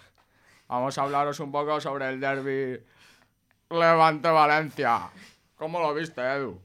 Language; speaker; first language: Spanish; native; Spanish